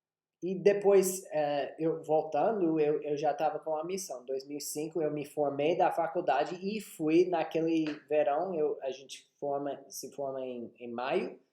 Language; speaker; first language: Portuguese; non-native, fluent; English